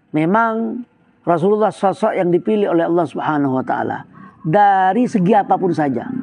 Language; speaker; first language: Indonesian; non-native, local second language; Madurese